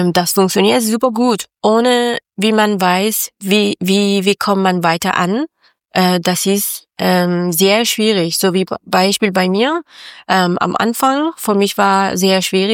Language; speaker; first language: German; non-native, learner; Persian